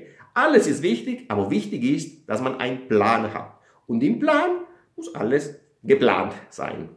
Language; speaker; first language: German; non-native, fluent; Italian